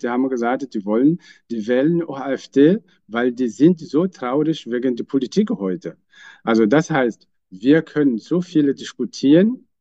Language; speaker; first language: German; non-native, fluent; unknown